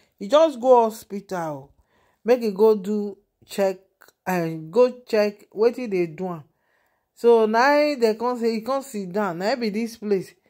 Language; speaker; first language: Nigerian Pidgin; non-native, local second language; Yoruba